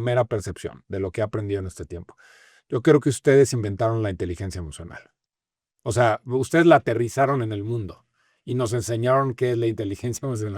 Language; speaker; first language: Spanish; native; Spanish